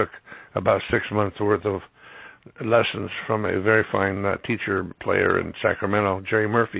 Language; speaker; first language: English; native; English